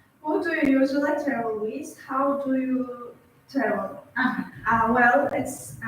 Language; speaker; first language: English; non-native, learner; Uzbek